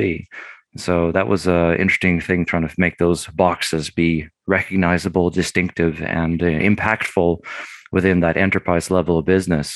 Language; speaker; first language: English; native; English